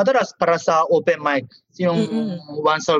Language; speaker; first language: Filipino; non-native, learner; Japanese